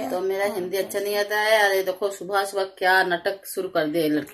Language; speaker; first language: Hindi; non-native, learner; Bangla